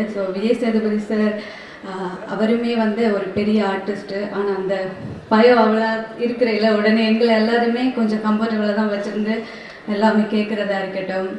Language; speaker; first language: Tamil; non-native, fluent; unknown